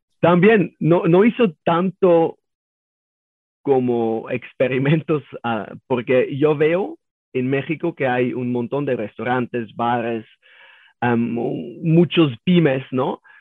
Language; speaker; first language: Spanish; non-native, learner; German